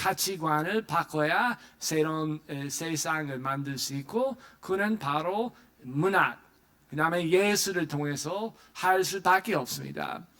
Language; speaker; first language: Korean; non-native, fluent; English